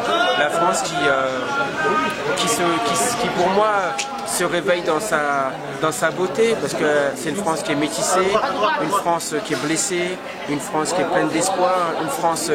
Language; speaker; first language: French; native; French